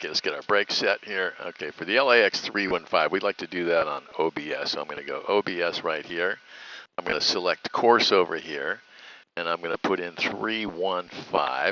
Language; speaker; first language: English; native; English